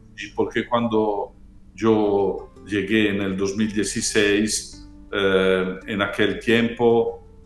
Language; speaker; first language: Spanish; non-native, fluent; Italian